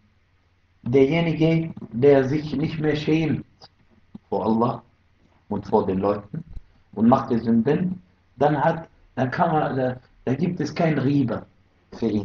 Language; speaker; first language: German; non-native, fluent; Arabic